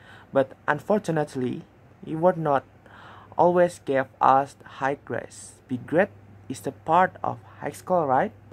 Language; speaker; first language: English; non-native, learner; Indonesian